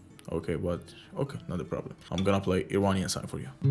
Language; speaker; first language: English; non-native, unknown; Persian